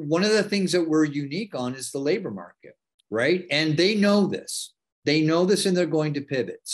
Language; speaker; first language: English; native; English